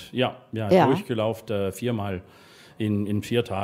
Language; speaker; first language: German; non-native, fluent; English